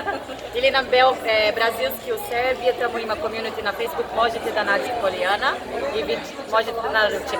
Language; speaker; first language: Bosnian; non-native, learner; Portuguese